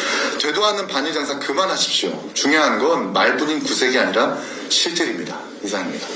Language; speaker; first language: Korean; native; Korean